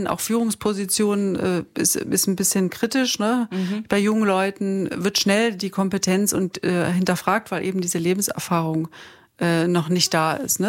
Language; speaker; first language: German; native; German